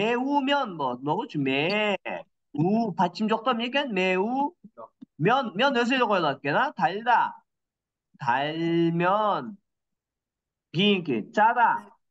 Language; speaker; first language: Korean; non-native, learner; Kyrgyz